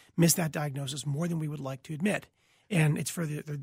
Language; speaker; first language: English; native; English